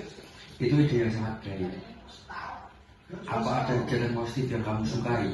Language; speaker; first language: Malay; non-native, fluent; Indonesian